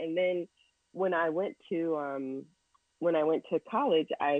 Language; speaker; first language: English; native; English